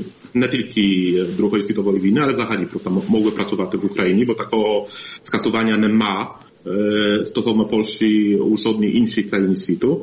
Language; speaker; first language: Polish; non-native, learner; Ukrainian